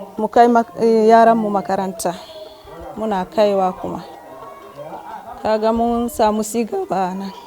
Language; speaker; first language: Hausa; non-native, local second language; Fula